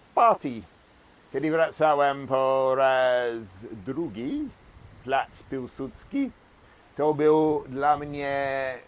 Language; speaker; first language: Polish; non-native, fluent; English